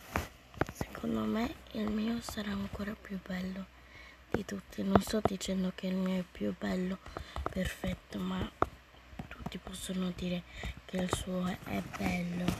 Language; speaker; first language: Italian; early bilingual, other home language; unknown